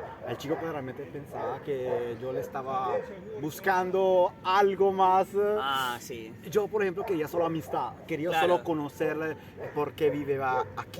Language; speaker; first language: Spanish; non-native, fluent; Italian